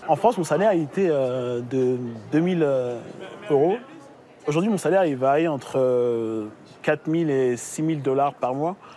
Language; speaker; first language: French; native; French